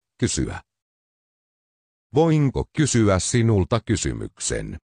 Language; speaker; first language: Finnish; non-native, learner; Arabic